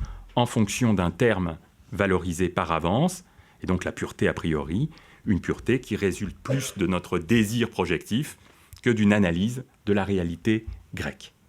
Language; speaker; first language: French; native; French